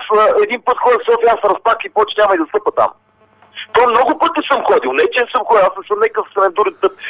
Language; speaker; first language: Bulgarian; non-native, local second language; Romany